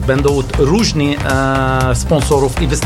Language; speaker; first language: Polish; non-native, learner; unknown